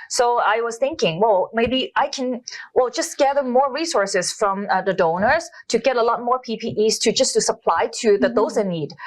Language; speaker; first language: English; non-native, local second language; Cantonese